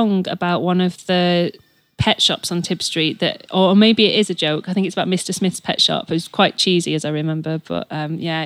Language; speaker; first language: English; native; English